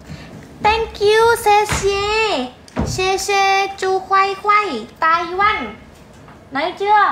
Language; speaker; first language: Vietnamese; non-native, learner; Indonesian